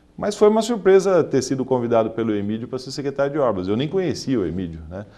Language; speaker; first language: Portuguese; native; Portuguese